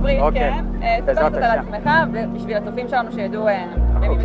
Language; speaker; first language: Hebrew; native; Hebrew